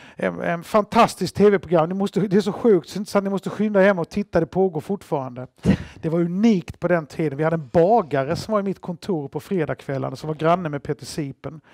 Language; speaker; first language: Swedish; native; Swedish